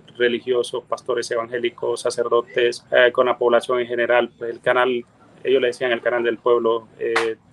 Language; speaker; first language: Spanish; native; Spanish